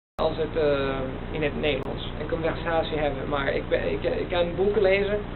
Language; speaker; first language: Dutch; non-native, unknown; Italian